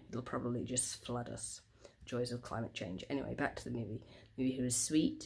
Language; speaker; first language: English; native; English